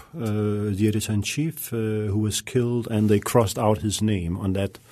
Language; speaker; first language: English; non-native, fluent; Danish